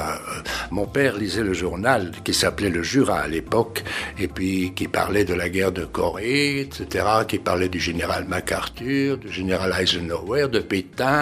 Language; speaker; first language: French; native; French